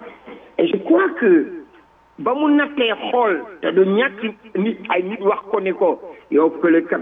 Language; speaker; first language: French; non-native, local second language; Wolof